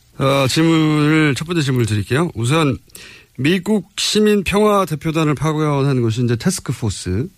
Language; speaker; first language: Korean; native; Korean